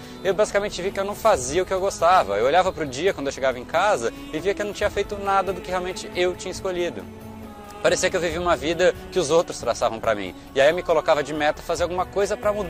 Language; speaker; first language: Portuguese; native; Portuguese